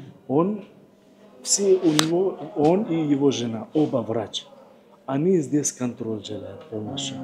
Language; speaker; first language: Russian; non-native, learner; Hindi